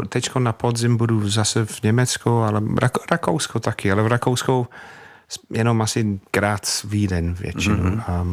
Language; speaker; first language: Czech; non-native, fluent; English